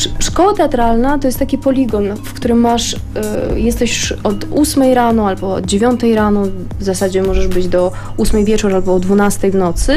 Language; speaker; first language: Polish; non-native, fluent; Russian